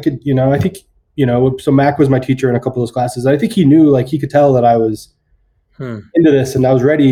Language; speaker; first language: English; native; English